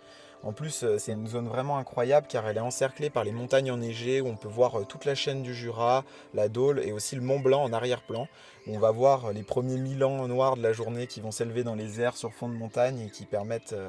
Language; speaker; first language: French; native; French